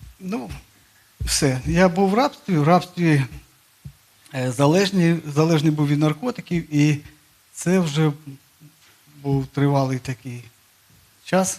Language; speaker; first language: Ukrainian; non-native, local second language; Russian